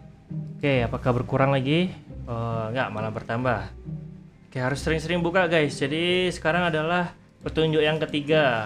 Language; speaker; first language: Indonesian; native; Indonesian